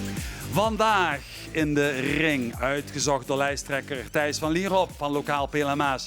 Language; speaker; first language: Dutch; native; Dutch